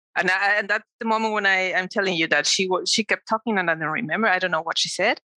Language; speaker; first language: English; non-native, fluent; Spanish